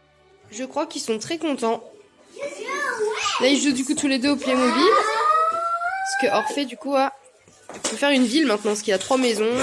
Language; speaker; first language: French; native; French